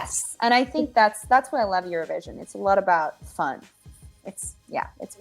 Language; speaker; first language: English; non-native, fluent; Finnish